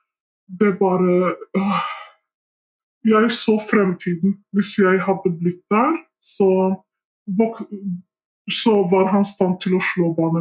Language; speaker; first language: Norwegian; non-native, fluent; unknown